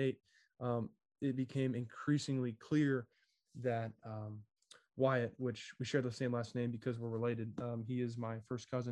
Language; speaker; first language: English; native; English